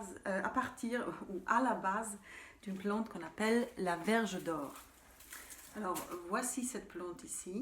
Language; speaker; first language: French; non-native, fluent; German